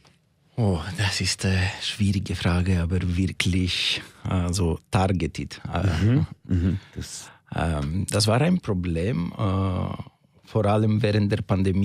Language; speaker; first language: German; non-native, fluent; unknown